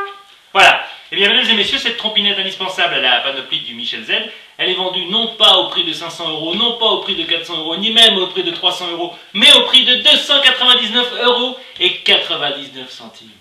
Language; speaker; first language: French; native; French